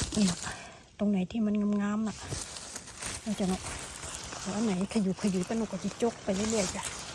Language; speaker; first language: Thai; native; Thai